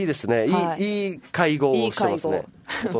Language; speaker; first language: Japanese; native; Japanese